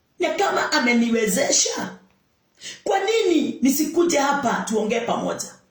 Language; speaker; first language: Swahili; non-native, local second language; Kikuyu